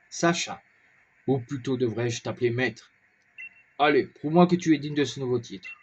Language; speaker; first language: French; native; French